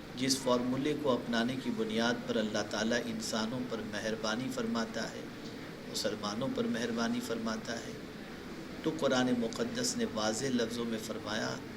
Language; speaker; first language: Urdu; native; Urdu